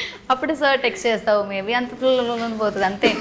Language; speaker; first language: Telugu; non-native, learner; Malayalam